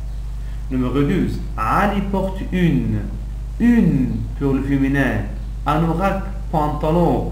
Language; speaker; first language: French; non-native, local second language; Arabic